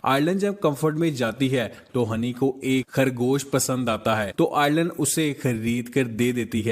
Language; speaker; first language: Hindi; native; Hindi